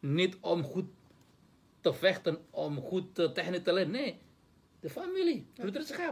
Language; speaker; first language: Dutch; non-native, learner; Indonesian